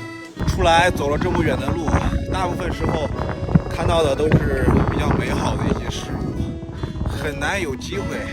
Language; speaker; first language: Chinese; native; Chinese